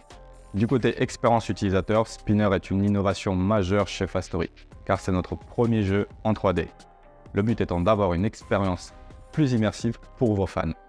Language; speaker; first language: French; native; French